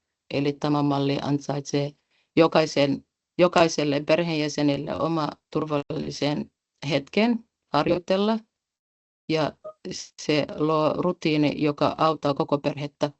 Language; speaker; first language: Finnish; non-native, fluent; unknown